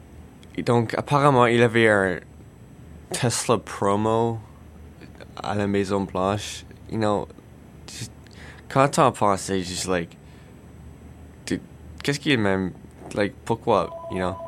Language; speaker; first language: French; non-native, learner; English